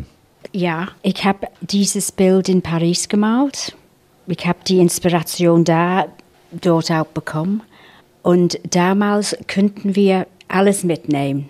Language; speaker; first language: German; non-native, fluent; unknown